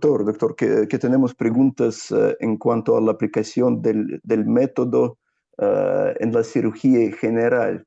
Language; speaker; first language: Spanish; non-native, fluent; Russian